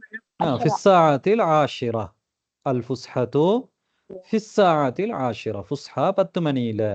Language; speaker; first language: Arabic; non-native, fluent; Tamil